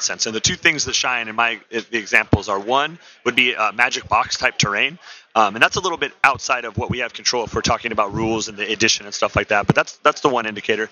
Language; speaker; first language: English; native; English